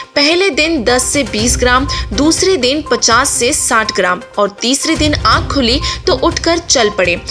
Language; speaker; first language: Hindi; native; Hindi